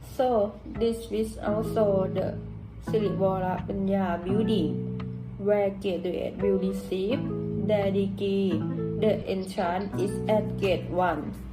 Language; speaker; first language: English; non-native, fluent; Thai